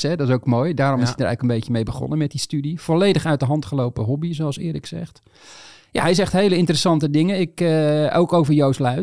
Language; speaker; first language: Dutch; native; Dutch